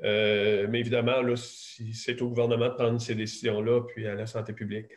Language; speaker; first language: French; native; French